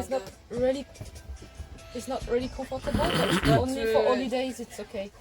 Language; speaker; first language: English; non-native, learner; French